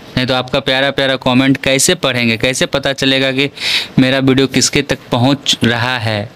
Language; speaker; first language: Hindi; native; Hindi